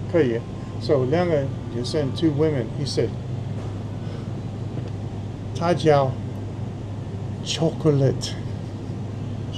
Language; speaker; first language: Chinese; non-native, fluent; English